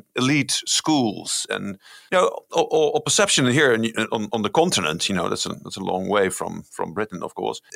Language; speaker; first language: English; non-native, fluent; Dutch